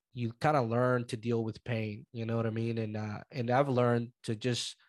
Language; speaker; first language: English; early bilingual, other home language; Spanish